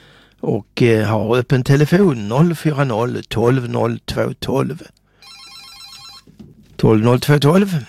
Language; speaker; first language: Swedish; native; Swedish